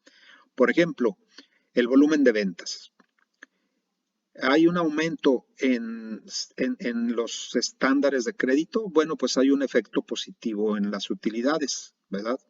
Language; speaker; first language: Spanish; native; Spanish